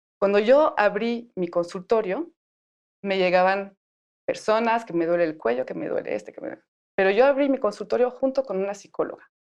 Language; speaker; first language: Spanish; non-native, fluent; French